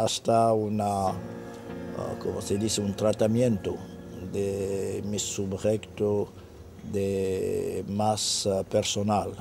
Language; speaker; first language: Spanish; non-native, fluent; French